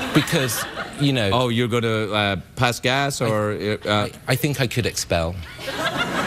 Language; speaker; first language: English; native; English